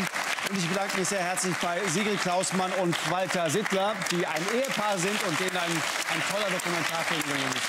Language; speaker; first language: German; native; German